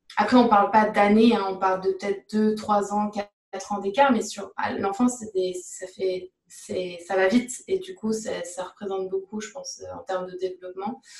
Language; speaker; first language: French; native; French